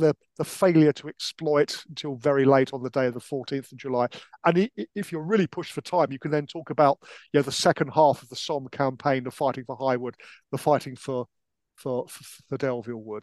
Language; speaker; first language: English; native; English